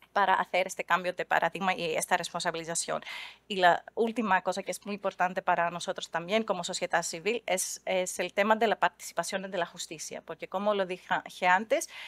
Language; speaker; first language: Spanish; non-native, fluent; Greek